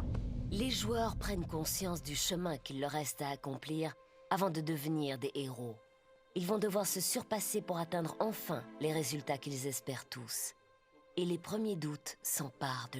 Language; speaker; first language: French; native; French